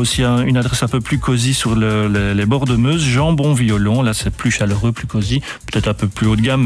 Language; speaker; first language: French; native; French